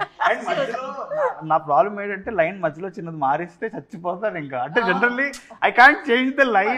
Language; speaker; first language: Telugu; native; Telugu